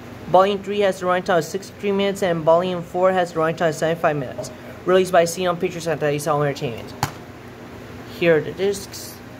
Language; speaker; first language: English; native; English